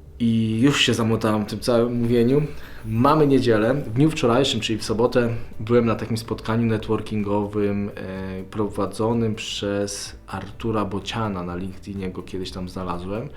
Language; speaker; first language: Polish; native; Polish